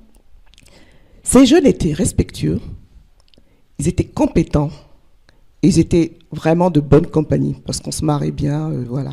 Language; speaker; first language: French; native; French